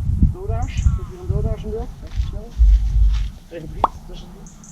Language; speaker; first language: Dutch; native; Dutch